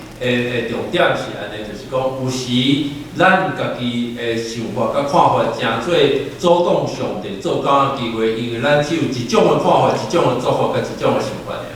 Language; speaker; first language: Chinese; native; Chinese